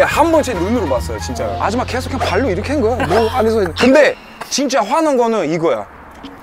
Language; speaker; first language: Korean; non-native, learner; English